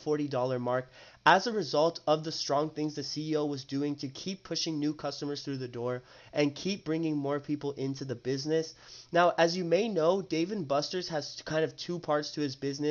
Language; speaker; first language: English; native; English